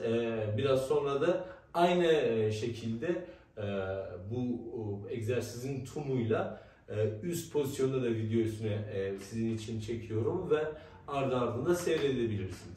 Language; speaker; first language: Turkish; non-native, fluent; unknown